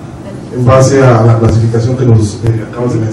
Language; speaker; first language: Spanish; native; Spanish